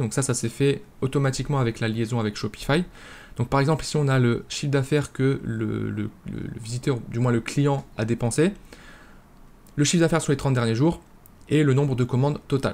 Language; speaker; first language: French; native; French